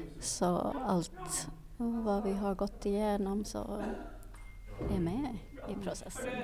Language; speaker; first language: Swedish; non-native, fluent; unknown